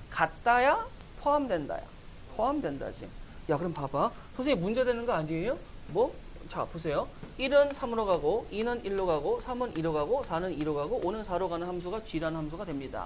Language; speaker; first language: Korean; native; Korean